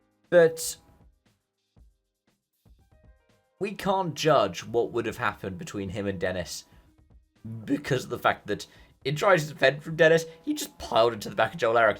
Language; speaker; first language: English; native; English